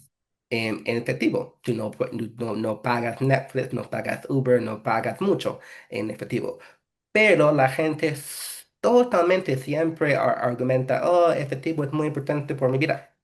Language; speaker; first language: Spanish; non-native, fluent; English